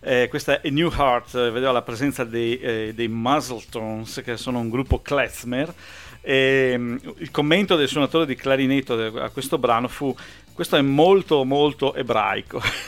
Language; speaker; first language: Italian; native; Italian